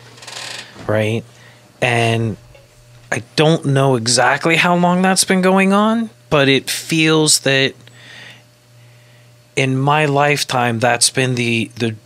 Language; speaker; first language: English; native; English